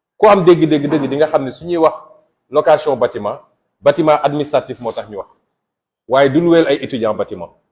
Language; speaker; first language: Wolof; non-native, local second language; Jola-Fonyi